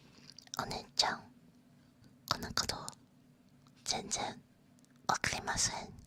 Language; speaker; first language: Japanese; non-native, learner; Chinese